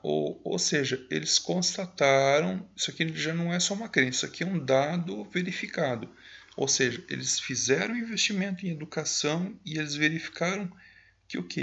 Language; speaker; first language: Portuguese; native; Portuguese